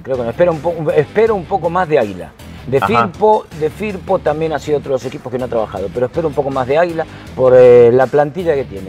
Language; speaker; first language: Spanish; native; Spanish